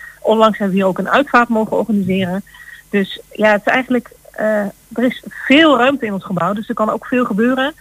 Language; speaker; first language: Dutch; native; Dutch